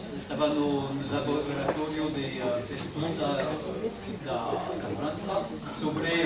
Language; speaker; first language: Portuguese; non-native, fluent; French